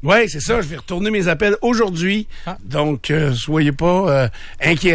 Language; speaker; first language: French; native; French